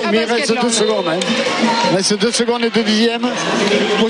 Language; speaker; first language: French; native; French